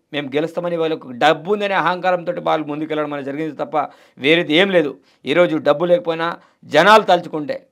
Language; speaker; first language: Telugu; non-native, local second language; Gondi